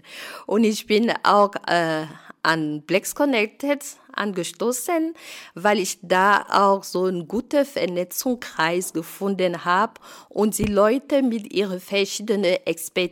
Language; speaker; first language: German; non-native, fluent; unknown